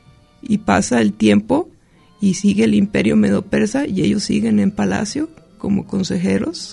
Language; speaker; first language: Spanish; native; Spanish